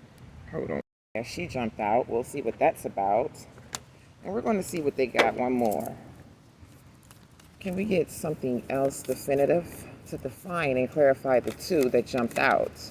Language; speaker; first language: English; native; English